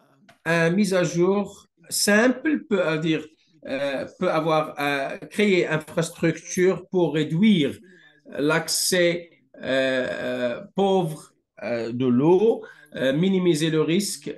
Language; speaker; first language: French; non-native, fluent; English